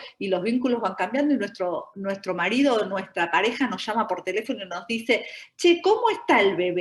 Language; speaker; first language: Spanish; native; Spanish